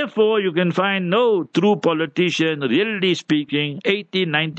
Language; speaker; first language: English; non-native, local second language; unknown